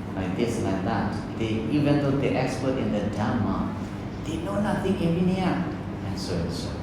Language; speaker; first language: English; non-native, fluent; Burmese